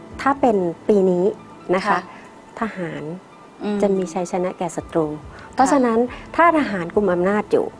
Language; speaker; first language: Thai; native; Thai